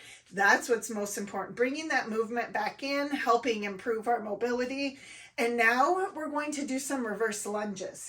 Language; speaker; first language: English; native; English